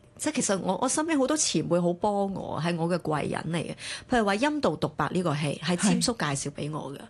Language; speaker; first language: Cantonese; early bilingual, other home language; Chinese